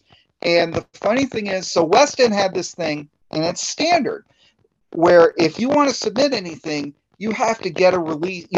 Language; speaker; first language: English; native; English